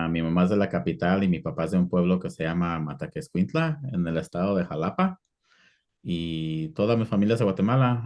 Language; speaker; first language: Spanish; early bilingual, heritage; Spanish